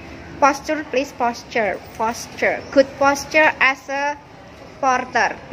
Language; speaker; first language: English; non-native, learner; Indonesian